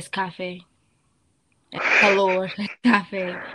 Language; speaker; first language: Spanish; non-native, learner; English